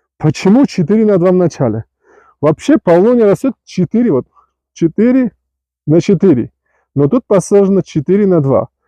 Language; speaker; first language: Russian; non-native, local second language; Uzbek